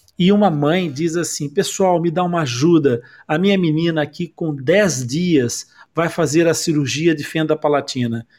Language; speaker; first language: Portuguese; native; Portuguese